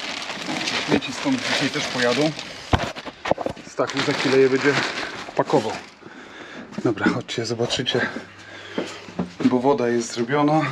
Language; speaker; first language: Polish; native; Polish